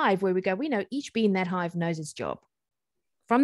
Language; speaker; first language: English; native; English